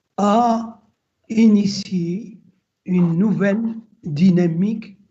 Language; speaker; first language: French; non-native, local second language; Arabic